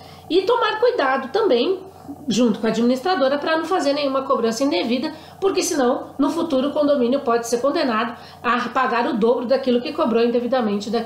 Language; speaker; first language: Portuguese; native; Portuguese